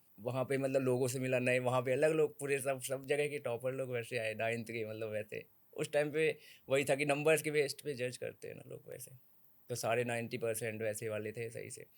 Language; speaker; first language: Hindi; native; Hindi